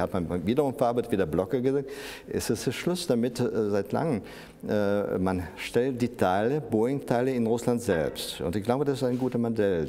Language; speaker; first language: German; non-native, fluent; Russian